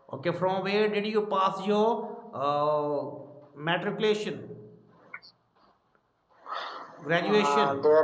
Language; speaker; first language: English; non-native, local second language; Hindi